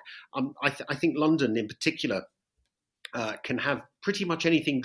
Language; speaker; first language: English; native; English